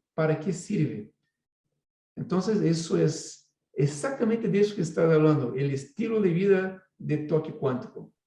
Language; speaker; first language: Spanish; non-native, fluent; Portuguese